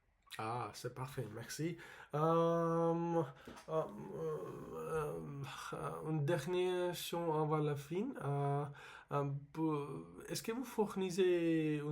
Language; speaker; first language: French; non-native, learner; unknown